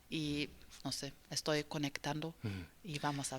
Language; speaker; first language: Spanish; non-native, learner; German